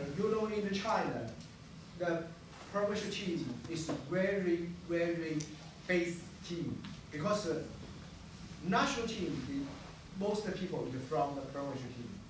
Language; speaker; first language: English; non-native, learner; Chinese